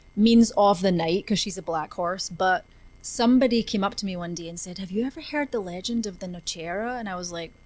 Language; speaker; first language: English; native; English